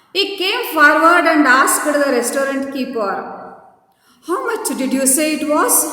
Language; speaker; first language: English; non-native, local second language; Kannada